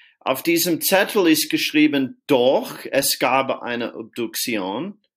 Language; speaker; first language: German; non-native, fluent; English